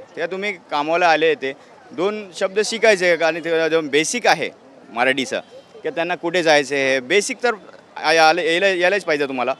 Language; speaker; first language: Marathi; non-native, local second language; Urdu